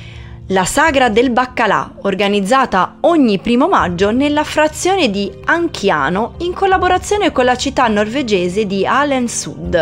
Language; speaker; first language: Italian; native; Italian